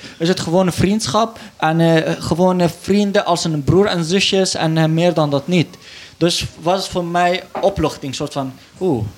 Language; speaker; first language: Dutch; non-native, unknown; Arabic